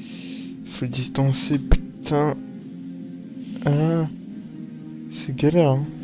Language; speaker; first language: French; native; French